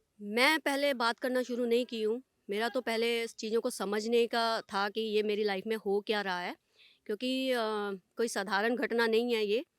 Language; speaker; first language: Hindi; non-native, local second language; Punjabi